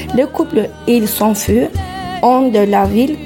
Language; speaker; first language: French; non-native, fluent; Turkish